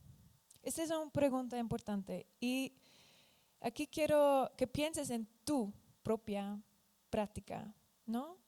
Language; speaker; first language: Spanish; non-native, fluent; Dutch